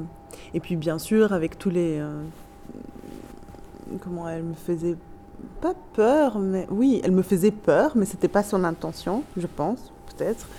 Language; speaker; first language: French; non-native, local second language; Arabic